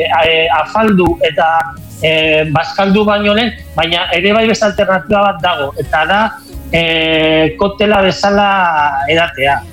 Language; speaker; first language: Basque; non-native, local second language; Spanish